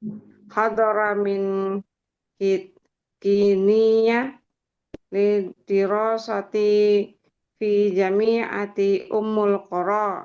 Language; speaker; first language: Arabic; non-native, learner; Indonesian